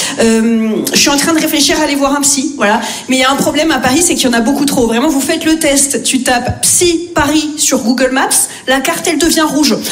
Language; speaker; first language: French; native; French